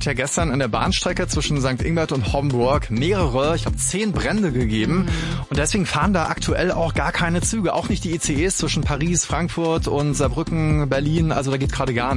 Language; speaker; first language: German; native; German